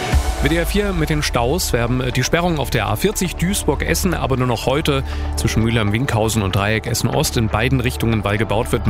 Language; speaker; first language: German; native; German